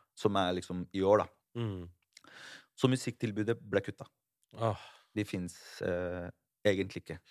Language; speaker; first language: Norwegian; early bilingual, other home language; Spanish